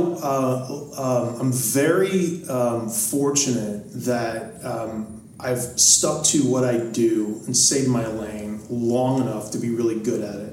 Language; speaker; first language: English; native; English